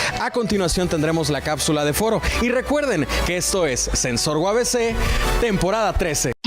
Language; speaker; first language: Spanish; native; Spanish